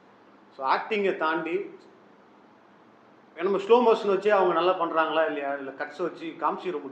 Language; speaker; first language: Tamil; native; Tamil